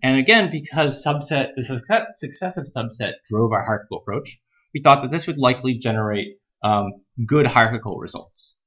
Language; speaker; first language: English; native; English